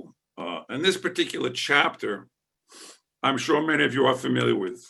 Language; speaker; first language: English; native; English